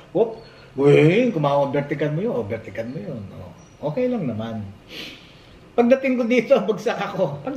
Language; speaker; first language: Filipino; native; Filipino